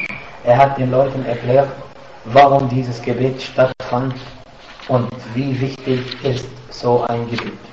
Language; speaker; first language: German; non-native, fluent; Arabic